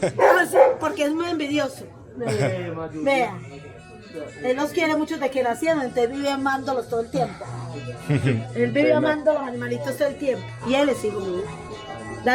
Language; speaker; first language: Spanish; native; Spanish